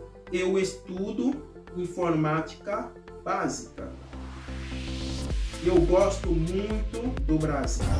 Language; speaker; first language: Portuguese; non-native, learner; Haitian Creole